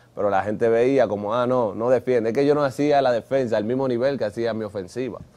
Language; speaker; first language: Spanish; native; Spanish